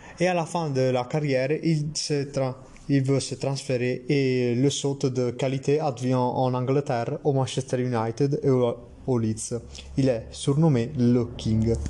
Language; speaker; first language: French; non-native, learner; Italian